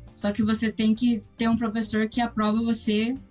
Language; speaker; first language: Portuguese; early bilingual, heritage; English